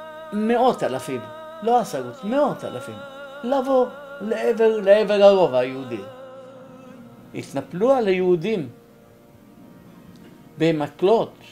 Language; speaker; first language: Hebrew; non-native, fluent; Arabic